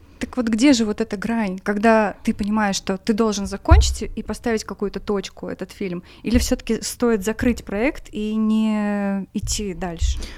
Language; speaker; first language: Russian; native; Russian